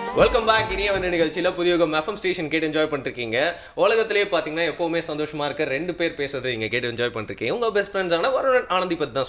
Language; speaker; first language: Tamil; native; Tamil